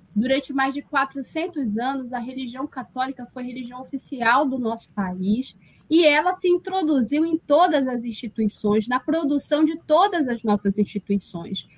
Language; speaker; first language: Portuguese; native; Portuguese